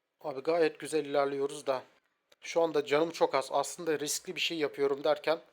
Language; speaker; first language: Turkish; native; Turkish